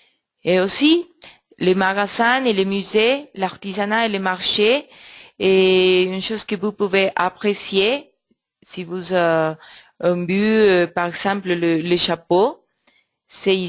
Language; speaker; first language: French; non-native, learner; Spanish